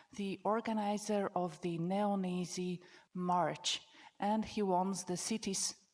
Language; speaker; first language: English; non-native, fluent; Polish